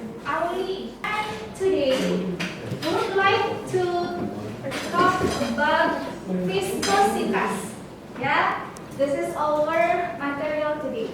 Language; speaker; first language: English; non-native, learner; Indonesian